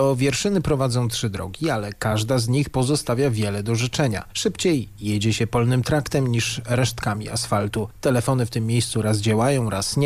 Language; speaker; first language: Polish; native; Polish